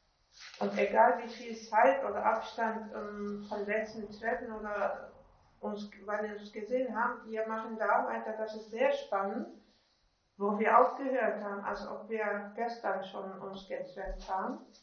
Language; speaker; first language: German; non-native, fluent; Turkish